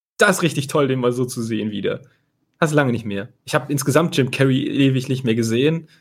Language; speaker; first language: German; native; German